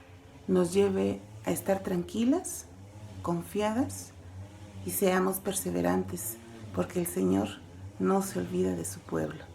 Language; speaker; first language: Spanish; native; Spanish